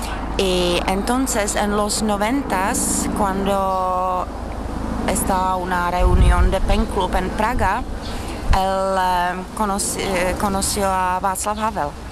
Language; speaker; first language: Spanish; non-native, learner; Czech